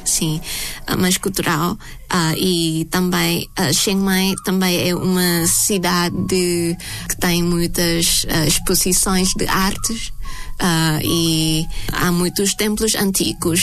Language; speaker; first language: Portuguese; non-native, fluent; Thai